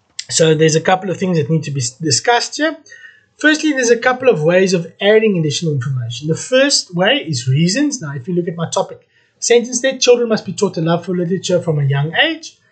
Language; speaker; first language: English; non-native, local second language; Afrikaans